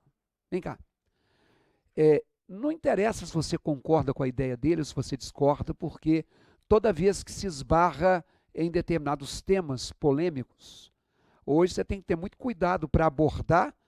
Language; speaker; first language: Portuguese; native; Portuguese